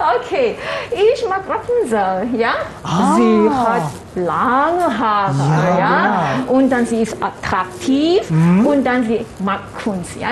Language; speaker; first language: German; non-native, fluent; Malay